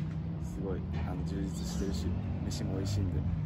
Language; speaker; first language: Japanese; native; Japanese